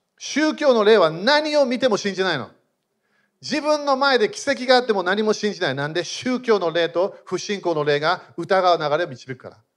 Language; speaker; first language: Japanese; non-native, fluent; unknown